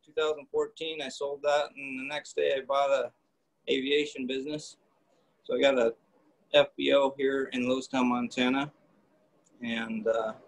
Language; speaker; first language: English; native; English